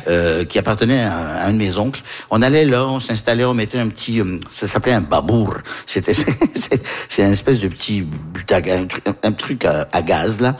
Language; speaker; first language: French; early bilingual, other home language; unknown